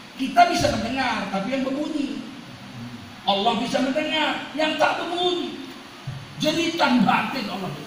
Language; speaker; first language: Indonesian; native; Indonesian